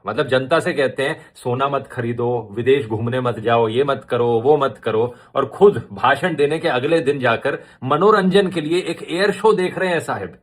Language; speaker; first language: Hindi; native; Hindi